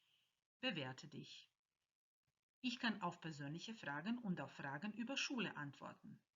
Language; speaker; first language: German; non-native, fluent; Croatian